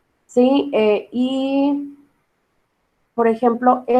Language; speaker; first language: Spanish; native; Spanish